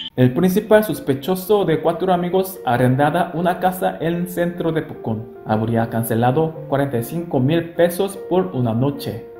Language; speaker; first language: Spanish; non-native, fluent; Korean